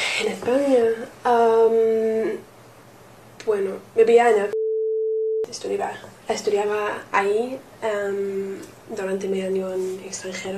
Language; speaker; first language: Spanish; non-native, learner; English